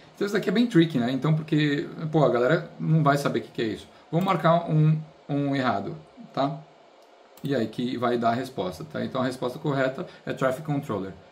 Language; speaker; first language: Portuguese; native; Portuguese